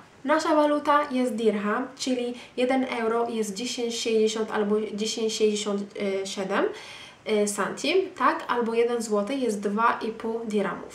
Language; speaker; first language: Polish; non-native, fluent; Arabic